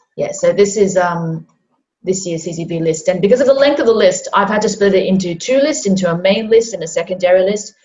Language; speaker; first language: English; non-native, local second language; Cantonese